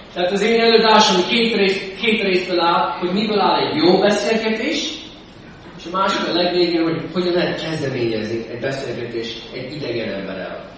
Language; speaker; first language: Hungarian; non-native, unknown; English